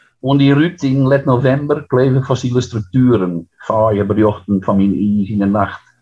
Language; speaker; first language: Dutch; non-native, local second language; Western Frisian